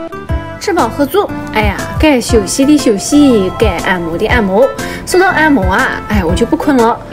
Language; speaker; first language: Chinese; native; Chinese